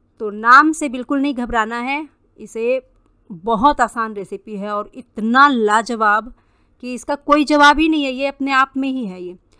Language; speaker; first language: Hindi; native; Hindi